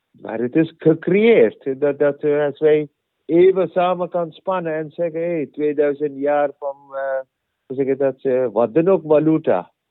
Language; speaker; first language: Dutch; non-native, learner; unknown